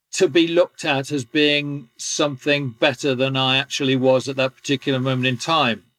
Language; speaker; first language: English; native; English